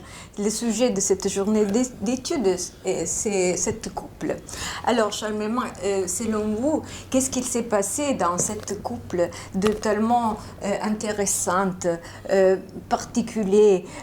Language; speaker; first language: French; non-native, fluent; Italian